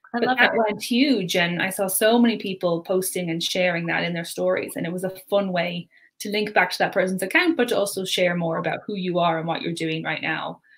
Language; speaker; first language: English; native; English